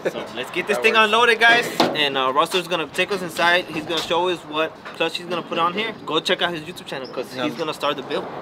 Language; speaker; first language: English; early bilingual, other home language; Spanish